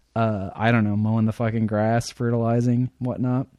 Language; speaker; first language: English; native; English